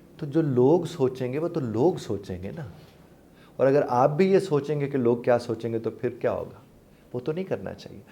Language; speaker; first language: Urdu; native; Urdu